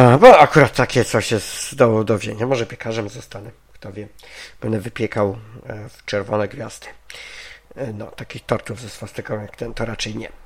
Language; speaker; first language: Polish; native; Polish